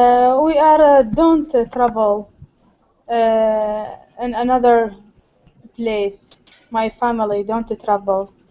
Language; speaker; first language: English; non-native, learner; Arabic